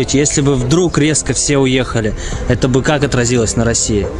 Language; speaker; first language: Russian; native; Russian